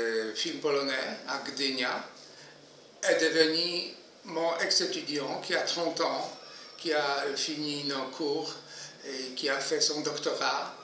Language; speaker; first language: French; non-native, fluent; Polish